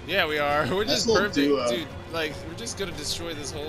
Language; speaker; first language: English; native; English